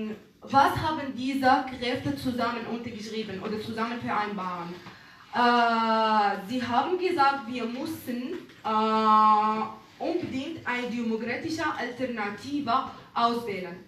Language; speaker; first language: German; non-native, learner; Arabic